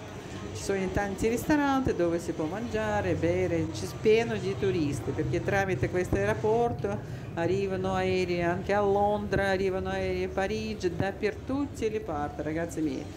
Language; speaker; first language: Italian; non-native, learner; Russian